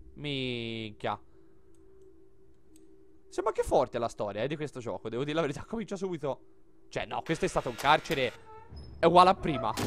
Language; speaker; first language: Italian; native; Italian